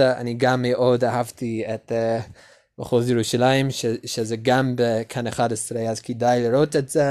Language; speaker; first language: Hebrew; non-native, learner; English